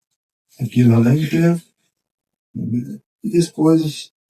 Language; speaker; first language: Spanish; non-native, fluent; Portuguese